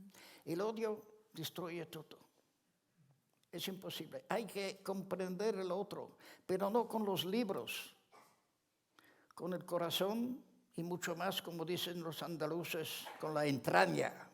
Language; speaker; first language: Spanish; non-native, fluent; Ladino